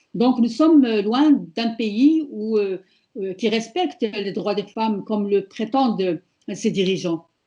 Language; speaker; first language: French; non-native, local second language; Berber languages